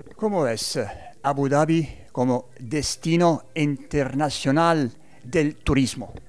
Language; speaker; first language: Spanish; non-native, learner; Arabic